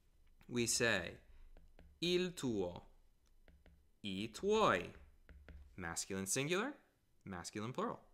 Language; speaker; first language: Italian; non-native, fluent; English